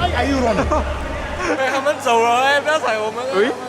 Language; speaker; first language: Chinese; native; Chinese